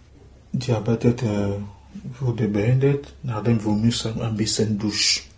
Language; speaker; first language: German; non-native, learner; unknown